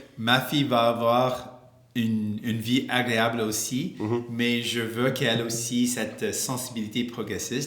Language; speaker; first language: French; non-native, local second language; English